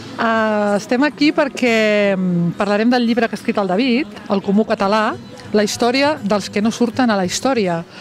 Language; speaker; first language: Catalan; native; Catalan